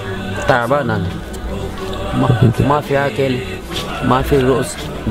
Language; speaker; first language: Arabic; non-native, learner; Rohingya